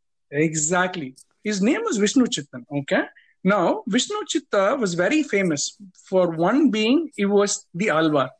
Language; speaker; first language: English; non-native, local second language; Tamil